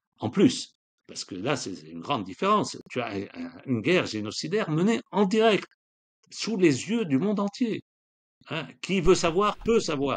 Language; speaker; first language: French; non-native, local second language; Arabic